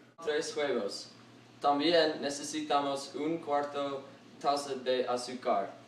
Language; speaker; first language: Spanish; non-native, learner; English